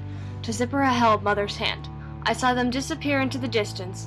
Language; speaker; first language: English; native; English